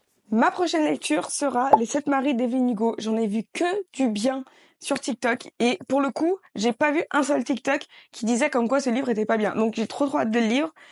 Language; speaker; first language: French; native; French